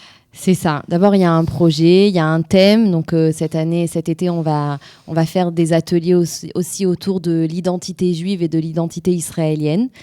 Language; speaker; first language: French; native; French